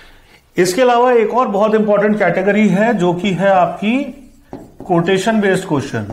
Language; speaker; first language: Hindi; native; Hindi